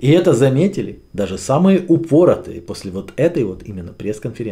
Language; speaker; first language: Russian; native; Russian